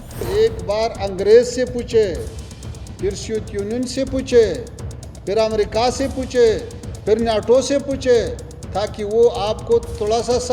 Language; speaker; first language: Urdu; non-native, fluent; Pashto